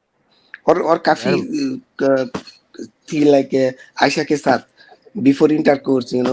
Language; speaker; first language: Hindi; non-native, learner; Bangla